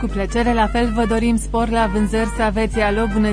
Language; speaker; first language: Romanian; native; Romanian